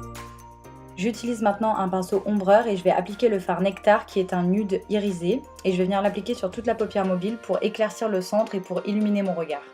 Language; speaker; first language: French; native; French